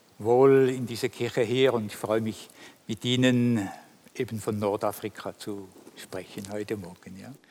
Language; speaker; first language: German; non-native, local second language; French